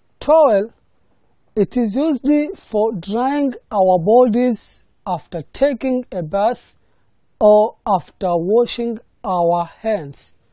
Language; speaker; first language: English; non-native, local second language; Swahili